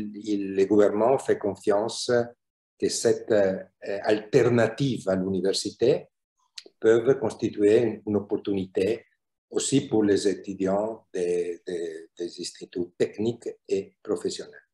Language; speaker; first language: French; non-native, fluent; Italian